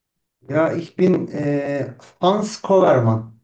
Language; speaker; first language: German; non-native, learner; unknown